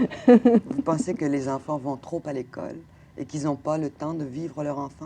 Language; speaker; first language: French; native; French